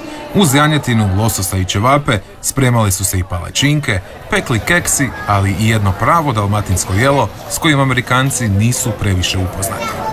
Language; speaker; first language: Serbian; native; Serbian